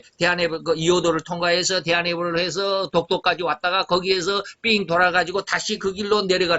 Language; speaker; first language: Korean; native; Korean